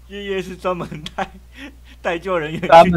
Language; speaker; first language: Chinese; native; Chinese